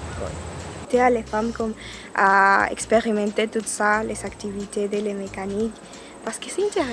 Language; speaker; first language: French; non-native, learner; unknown